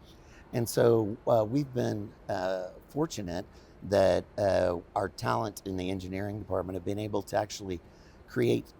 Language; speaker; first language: English; native; English